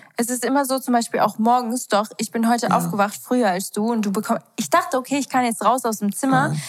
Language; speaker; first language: German; early bilingual, other home language; Albanian